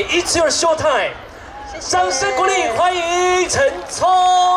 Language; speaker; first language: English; non-native, fluent; Chinese